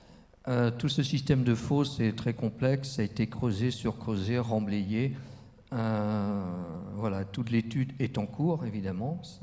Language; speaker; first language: French; native; French